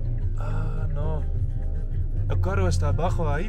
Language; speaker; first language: Spanish; non-native, learner; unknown